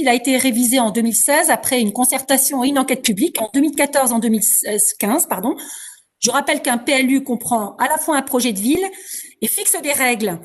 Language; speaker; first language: French; native; French